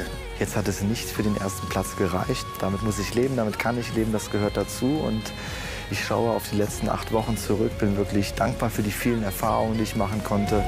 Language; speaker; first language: German; native; German